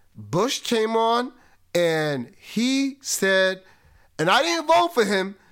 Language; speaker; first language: English; native; English